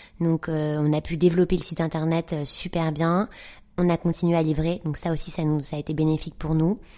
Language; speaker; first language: French; native; French